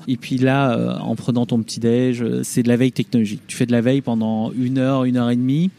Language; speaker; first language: French; early bilingual, other home language; Vietnamese